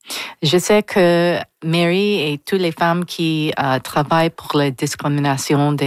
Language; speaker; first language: French; non-native, learner; English